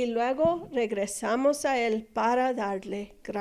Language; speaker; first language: Spanish; non-native, fluent; English